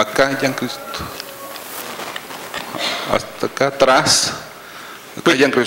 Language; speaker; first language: Spanish; native; Spanish